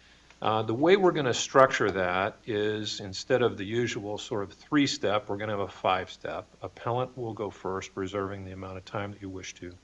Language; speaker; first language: English; native; English